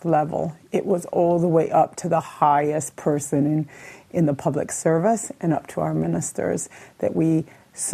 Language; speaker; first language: English; native; English